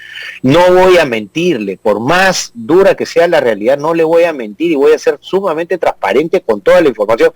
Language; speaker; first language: Spanish; native; Spanish